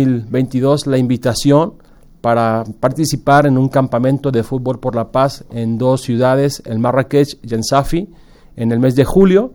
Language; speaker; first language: Spanish; native; Spanish